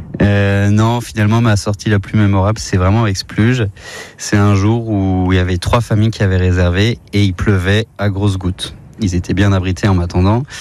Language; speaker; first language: French; native; French